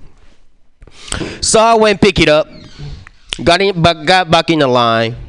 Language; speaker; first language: English; non-native, fluent; Japanese